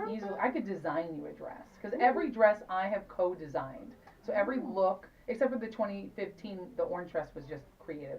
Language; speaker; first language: English; native; English